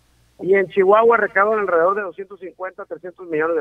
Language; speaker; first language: Spanish; native; Spanish